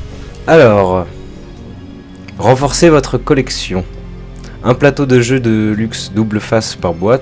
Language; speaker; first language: French; native; French